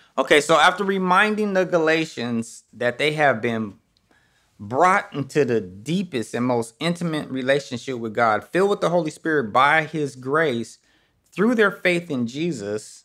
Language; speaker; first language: English; native; English